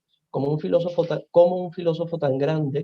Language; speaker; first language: Spanish; native; Spanish